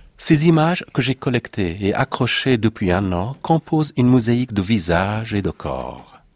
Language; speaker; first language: French; non-native, fluent; Persian